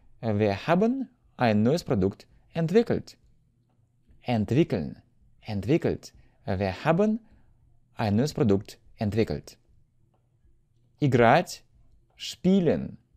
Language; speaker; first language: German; non-native, fluent; Russian